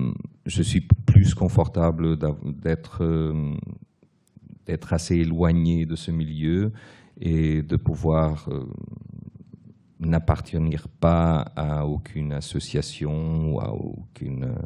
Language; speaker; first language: French; early bilingual, other home language; Portuguese